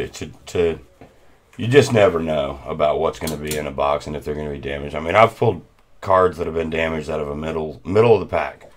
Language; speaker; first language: English; native; English